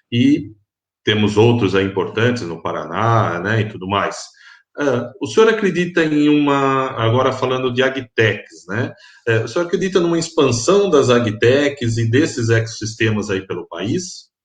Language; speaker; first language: Portuguese; native; Portuguese